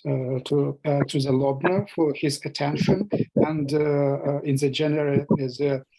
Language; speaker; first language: English; non-native, fluent; Russian